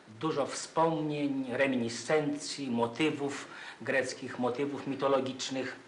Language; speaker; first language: Polish; non-native, fluent; Greek